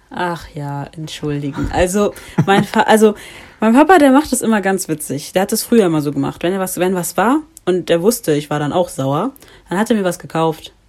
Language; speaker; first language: German; early bilingual, other home language; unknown